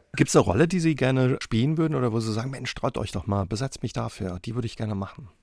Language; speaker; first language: German; native; German